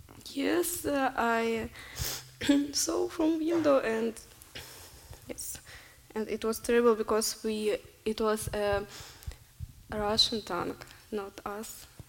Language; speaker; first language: English; non-native, learner; Russian